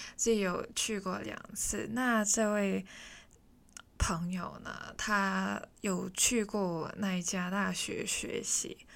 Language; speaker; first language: Chinese; non-native, local second language; Cantonese